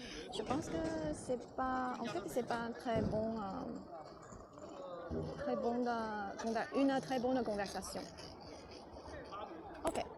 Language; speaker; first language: French; non-native, learner; Chinese